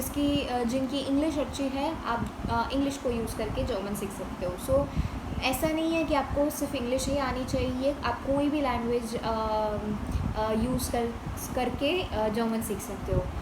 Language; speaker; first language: Hindi; non-native, local second language; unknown